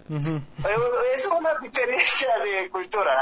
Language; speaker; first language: Spanish; non-native, learner; Korean